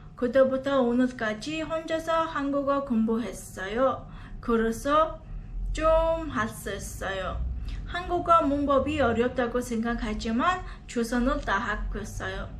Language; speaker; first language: Korean; non-native, learner; Mongolian